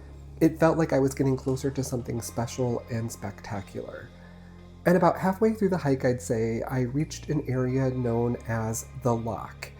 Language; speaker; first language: English; native; English